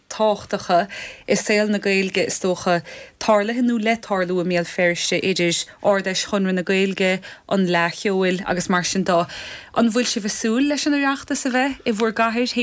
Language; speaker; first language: Irish; native; Irish